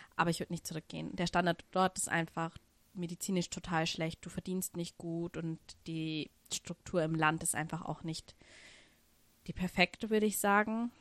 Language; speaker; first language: German; early bilingual, other home language; Russian